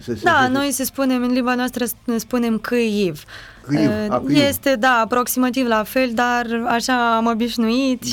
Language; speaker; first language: Romanian; non-native, learner; Ukrainian